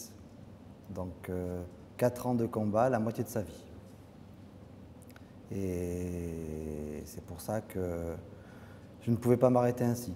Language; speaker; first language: French; native; French